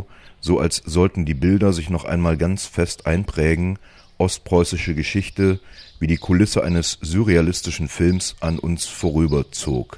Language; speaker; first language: German; native; German